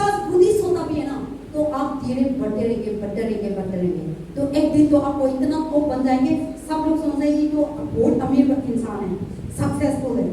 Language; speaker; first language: Hindi; non-native, local second language; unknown